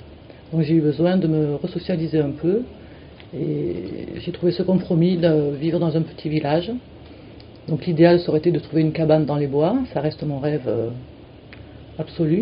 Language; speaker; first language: French; native; French